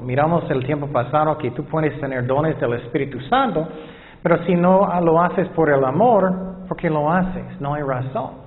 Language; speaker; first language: Spanish; non-native, fluent; English